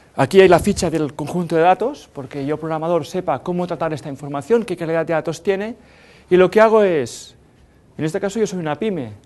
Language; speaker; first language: Spanish; native; Spanish